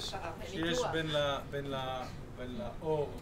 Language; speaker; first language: Hebrew; non-native, fluent; French